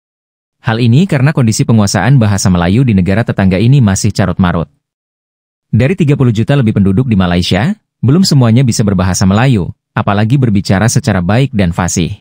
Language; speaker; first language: Indonesian; native; Indonesian